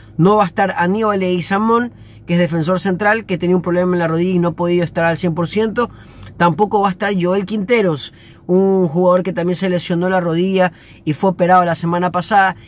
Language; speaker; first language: Spanish; native; Spanish